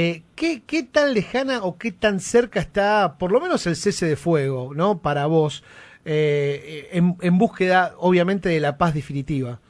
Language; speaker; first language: Spanish; native; Spanish